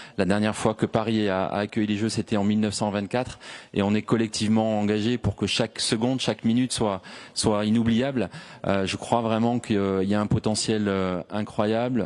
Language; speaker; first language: French; native; French